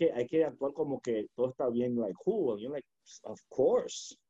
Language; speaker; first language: Spanish; early bilingual, heritage; Spanish